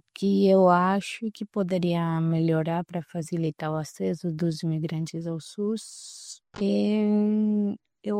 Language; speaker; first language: Portuguese; non-native, fluent; Spanish